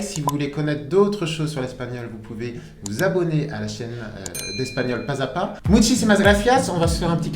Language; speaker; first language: French; native; French